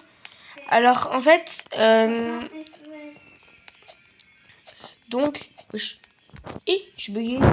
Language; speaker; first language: French; native; French